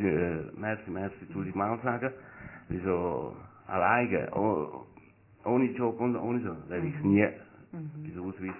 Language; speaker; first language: German; non-native, learner; Italian